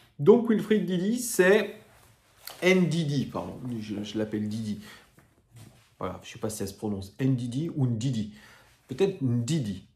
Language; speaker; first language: French; native; French